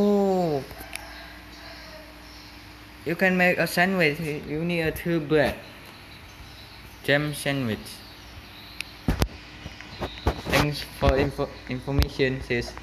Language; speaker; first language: English; non-native, learner; Indonesian